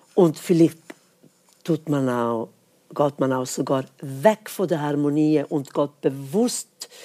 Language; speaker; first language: German; non-native, fluent; Swedish